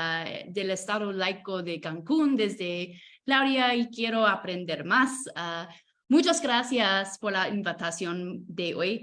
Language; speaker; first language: Spanish; non-native, fluent; English